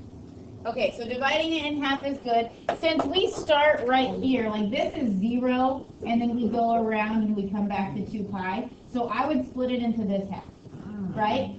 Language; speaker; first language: English; native; English